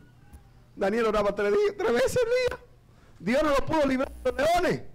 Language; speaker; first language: Spanish; native; Spanish